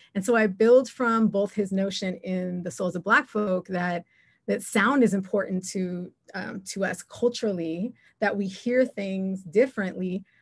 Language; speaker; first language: English; native; English